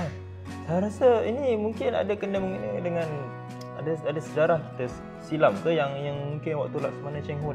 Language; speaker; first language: Malay; native; Malay